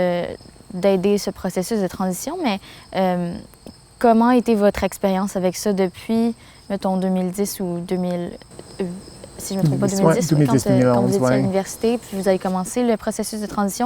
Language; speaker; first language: French; native; French